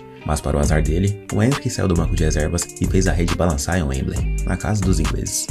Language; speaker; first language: Portuguese; native; Portuguese